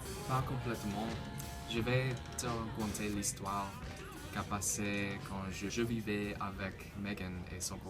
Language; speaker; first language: French; non-native, learner; English